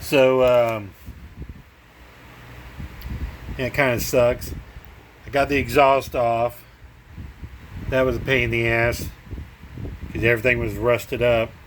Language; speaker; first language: English; native; English